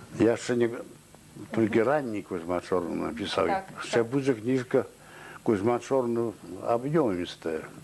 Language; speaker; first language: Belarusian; native; Belarusian